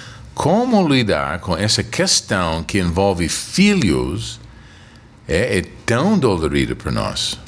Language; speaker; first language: Portuguese; non-native, fluent; English